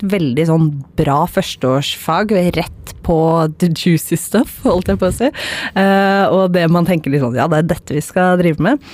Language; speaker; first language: Norwegian; native; Norwegian